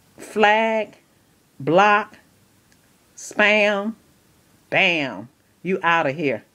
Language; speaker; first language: English; native; English